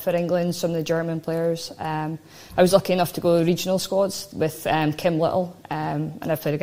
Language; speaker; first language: English; native; English